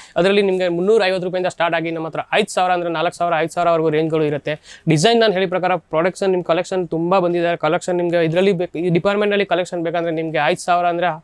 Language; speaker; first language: Kannada; non-native, learner; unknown